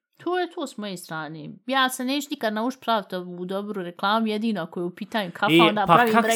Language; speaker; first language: Bosnian; early bilingual, heritage; Bosnian